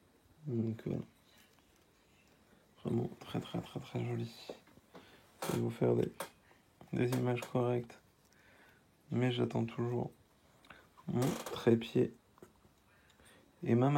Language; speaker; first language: French; native; French